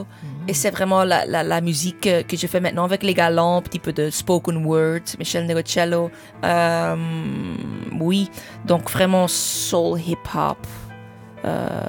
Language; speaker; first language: French; non-native, fluent; English